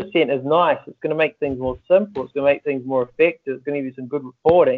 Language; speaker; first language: English; native; English